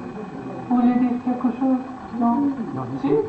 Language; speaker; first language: French; non-native, fluent; Persian